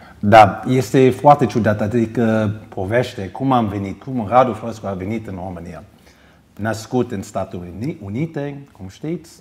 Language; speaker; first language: Romanian; early bilingual, heritage; Romanian